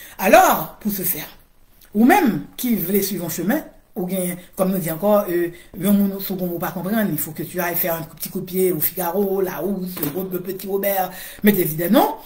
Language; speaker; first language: French; non-native, local second language; Haitian Creole